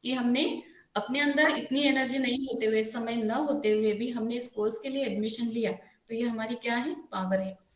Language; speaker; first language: Hindi; non-native, local second language; Marathi